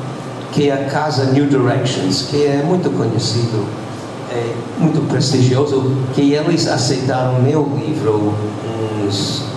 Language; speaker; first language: Portuguese; non-native, fluent; English